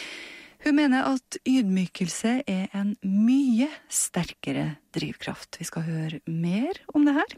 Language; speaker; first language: Norwegian; native; Norwegian